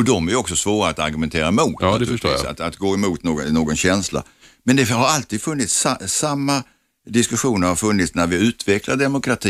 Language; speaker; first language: Swedish; native; Swedish